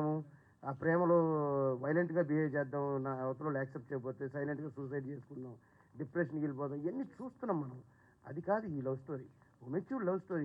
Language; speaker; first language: Telugu; native; Telugu